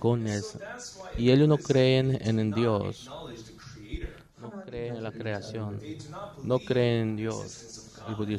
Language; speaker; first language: Spanish; non-native, learner; Korean